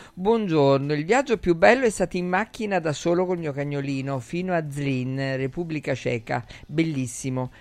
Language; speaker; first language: Italian; native; Italian